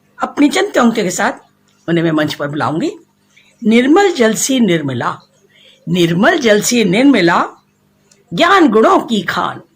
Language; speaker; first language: Hindi; native; Hindi